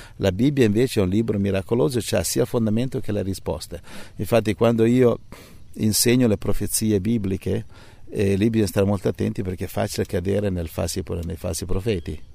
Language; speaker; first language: Italian; native; Italian